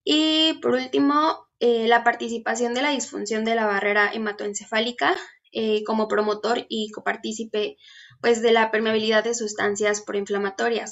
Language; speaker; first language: Spanish; native; Spanish